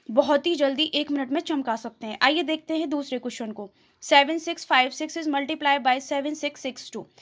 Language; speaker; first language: Hindi; native; Hindi